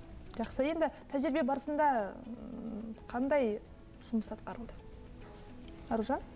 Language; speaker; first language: Kazakh; native; Kazakh